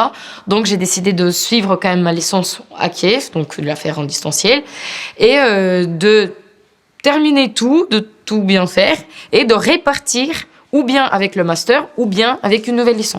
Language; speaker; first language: French; non-native, fluent; Ukrainian